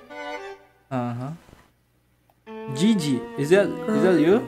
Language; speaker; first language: English; non-native, learner; Indonesian